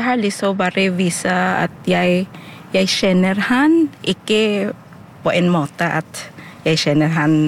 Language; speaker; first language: Norwegian; non-native, learner; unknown